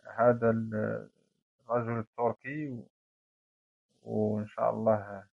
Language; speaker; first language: Arabic; native; Arabic